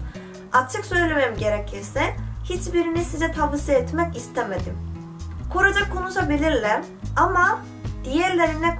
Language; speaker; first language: Turkish; non-native, fluent; Korean